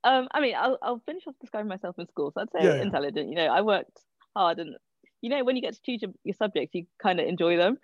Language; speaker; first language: English; native; English